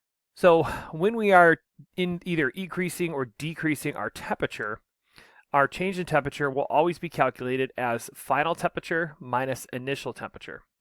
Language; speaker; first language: English; native; English